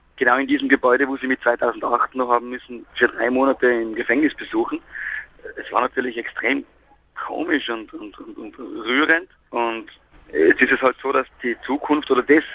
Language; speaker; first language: German; native; German